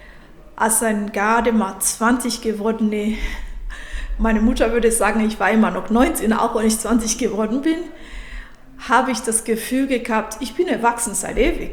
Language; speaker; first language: German; non-native, fluent; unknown